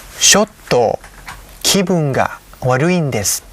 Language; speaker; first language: Japanese; non-native, learner; Thai